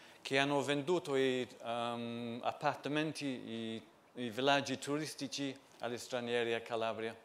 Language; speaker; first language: Italian; non-native, fluent; English